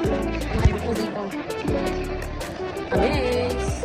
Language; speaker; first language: Filipino; native; Filipino